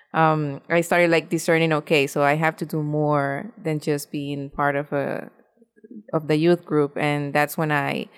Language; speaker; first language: English; non-native, fluent; Spanish